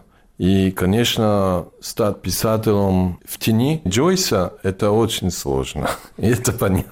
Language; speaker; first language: Russian; non-native, fluent; English